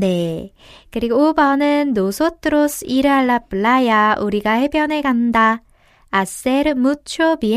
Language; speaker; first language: Spanish; non-native, fluent; Korean